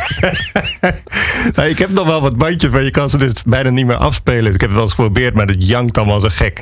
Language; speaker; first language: Dutch; native; Dutch